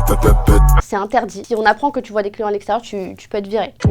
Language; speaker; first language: French; native; French